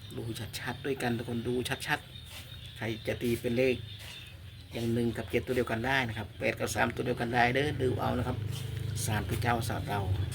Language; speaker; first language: Thai; native; Thai